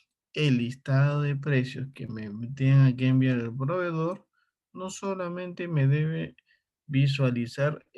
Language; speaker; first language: Spanish; native; Spanish